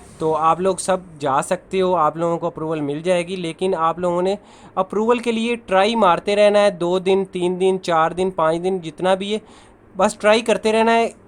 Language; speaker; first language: Hindi; non-native, local second language; Punjabi